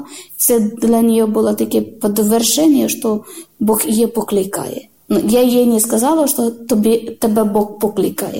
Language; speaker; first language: Ukrainian; non-native, learner; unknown